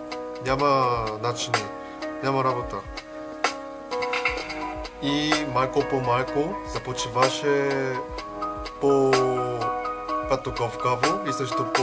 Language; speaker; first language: Bulgarian; non-native, learner; Korean